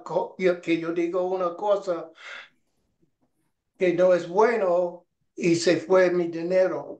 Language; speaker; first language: Spanish; non-native, learner; English